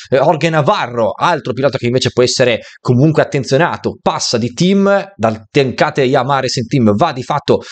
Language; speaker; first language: Italian; native; Italian